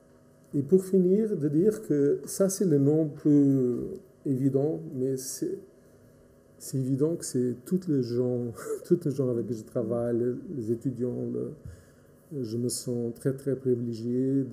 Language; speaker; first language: French; non-native, fluent; Portuguese